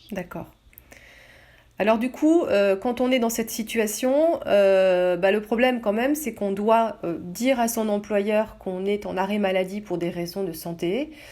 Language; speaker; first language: French; native; French